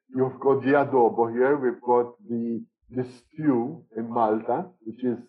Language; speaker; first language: English; non-native, fluent; Maltese